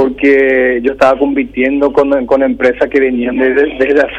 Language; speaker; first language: Spanish; early bilingual, other home language; Korean